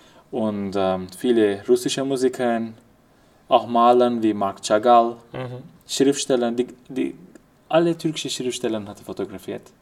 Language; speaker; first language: German; non-native, fluent; Turkish